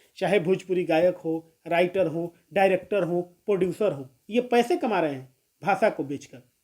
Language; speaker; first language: Hindi; non-native, local second language; Bhojpuri